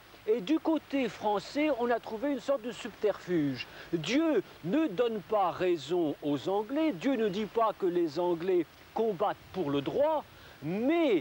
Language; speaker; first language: French; native; French